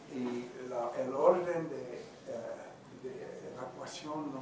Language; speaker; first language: Spanish; non-native, learner; English